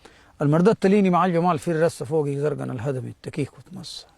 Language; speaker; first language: Arabic; native; Arabic